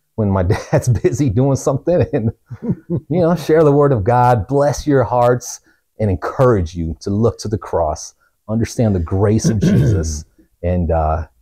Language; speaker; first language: English; native; English